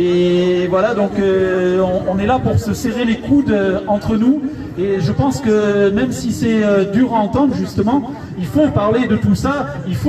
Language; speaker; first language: French; native; French